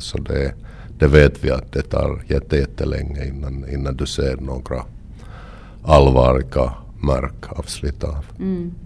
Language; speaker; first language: Swedish; non-native, local second language; Finnish